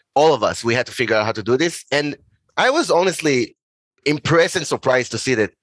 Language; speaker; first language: English; non-native, fluent; Hebrew